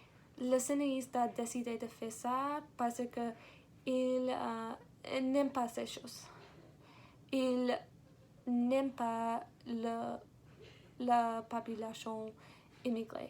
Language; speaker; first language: French; non-native, learner; English